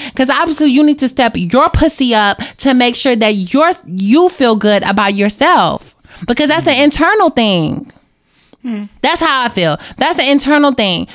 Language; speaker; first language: English; native; English